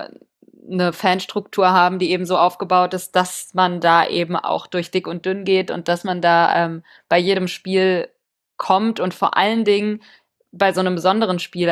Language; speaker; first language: German; native; German